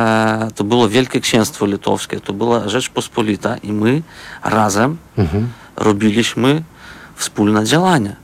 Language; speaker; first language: Polish; non-native, fluent; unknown